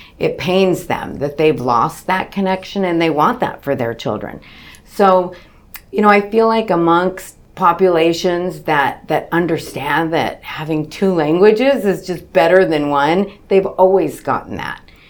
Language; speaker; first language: English; early bilingual, other home language; Spanish